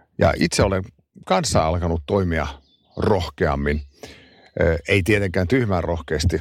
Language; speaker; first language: Finnish; non-native, local second language; Swedish